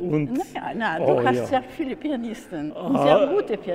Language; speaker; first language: German; non-native, learner; Spanish